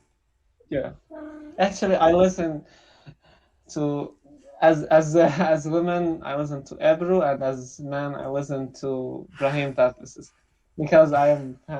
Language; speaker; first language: English; non-native, learner; Arabic